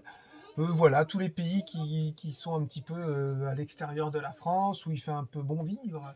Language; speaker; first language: French; native; French